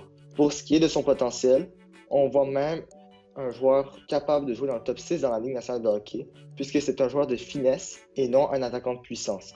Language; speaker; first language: French; native; French